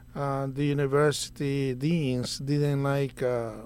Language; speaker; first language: English; non-native, fluent; Spanish